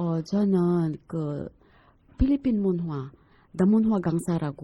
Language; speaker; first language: Korean; non-native, fluent; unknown